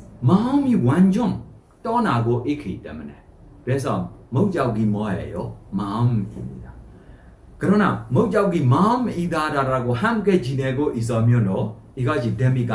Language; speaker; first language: Korean; non-native, fluent; Burmese